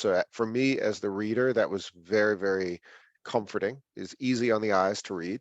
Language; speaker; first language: English; native; English